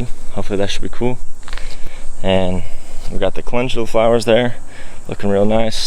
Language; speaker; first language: English; native; English